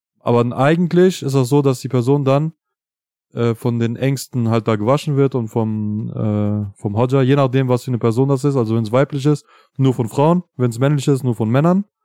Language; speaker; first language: German; early bilingual, other home language; Albanian